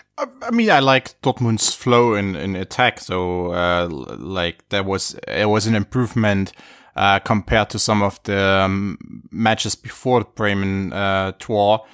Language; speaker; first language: English; non-native, fluent; German